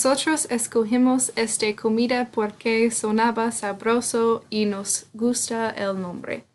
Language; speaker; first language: Spanish; non-native, learner; English